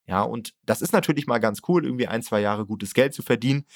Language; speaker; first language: German; native; German